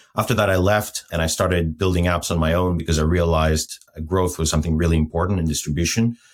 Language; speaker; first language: English; non-native, fluent; Greek